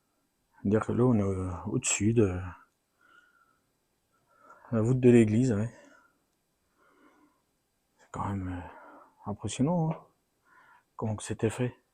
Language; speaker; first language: French; native; French